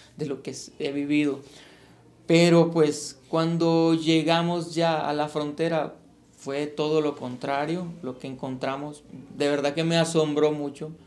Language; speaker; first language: Spanish; native; Spanish